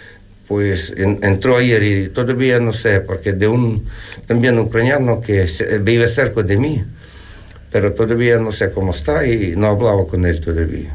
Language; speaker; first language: Spanish; non-native, learner; Ukrainian